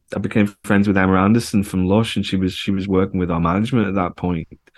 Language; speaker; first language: English; native; English